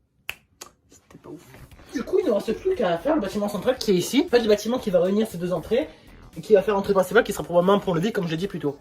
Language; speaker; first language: French; native; French